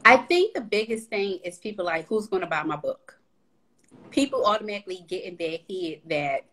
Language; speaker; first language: English; native; English